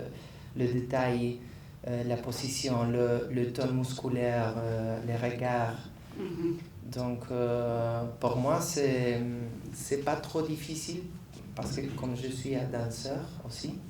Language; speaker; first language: French; non-native, learner; Spanish